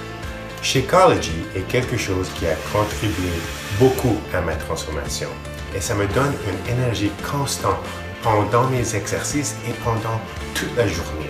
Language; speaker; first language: French; non-native, fluent; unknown